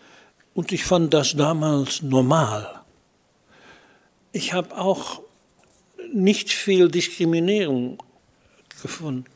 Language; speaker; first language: German; non-native, fluent; Dutch